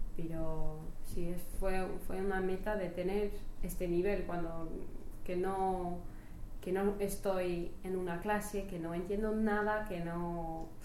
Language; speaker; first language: Spanish; non-native, learner; French